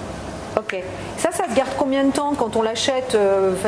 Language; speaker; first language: French; native; French